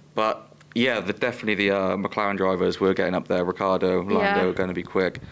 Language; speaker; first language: English; native; English